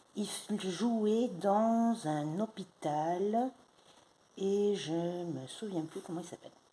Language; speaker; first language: French; non-native, fluent; Spanish